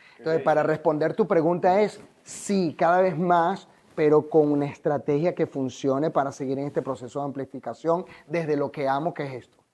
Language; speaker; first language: Spanish; native; Spanish